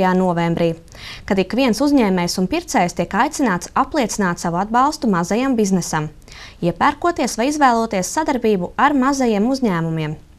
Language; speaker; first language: Latvian; native; Latvian